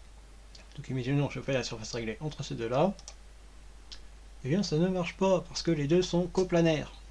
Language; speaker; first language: French; native; French